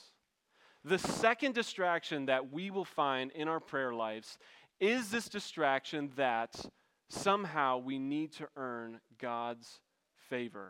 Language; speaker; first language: English; native; English